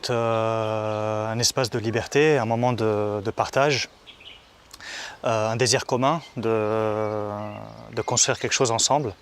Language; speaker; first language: French; non-native, local second language; Arabic